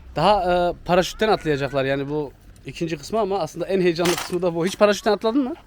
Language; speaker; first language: Turkish; early bilingual, heritage; Turkish